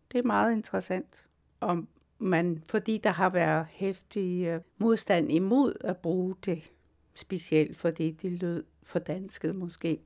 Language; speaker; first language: Danish; non-native, local second language; Kalaallisut